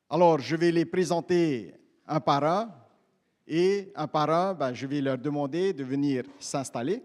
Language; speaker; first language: French; native; French